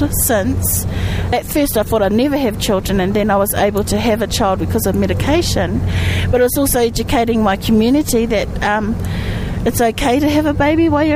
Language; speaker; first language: English; native; English